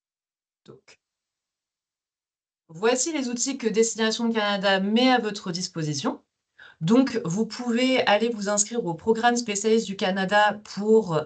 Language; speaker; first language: French; native; French